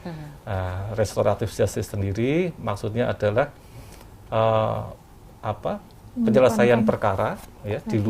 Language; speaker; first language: Indonesian; native; Indonesian